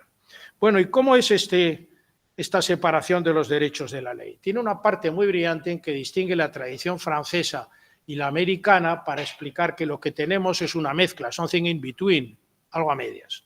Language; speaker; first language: Spanish; native; Spanish